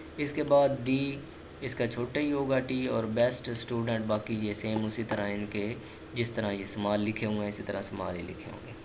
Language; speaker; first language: Urdu; non-native, local second language; Punjabi